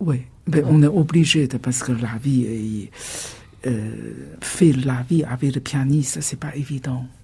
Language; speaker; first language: French; non-native, fluent; Chinese